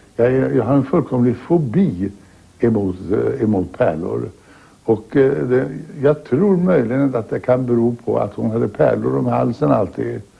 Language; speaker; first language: Swedish; native; Swedish